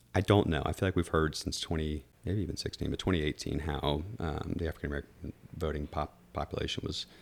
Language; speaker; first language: English; native; English